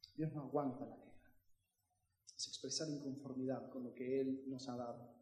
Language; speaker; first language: Spanish; early bilingual, heritage; Spanish